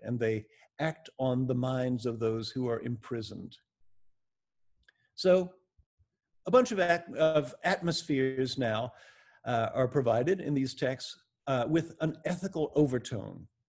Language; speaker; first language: English; native; English